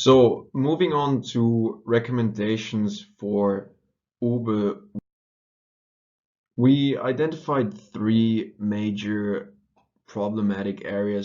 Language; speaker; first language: English; non-native, fluent; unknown